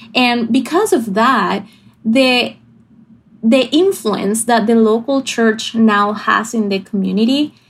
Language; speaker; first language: English; non-native, fluent; Spanish